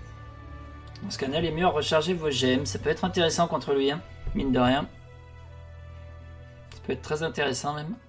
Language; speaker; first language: French; native; French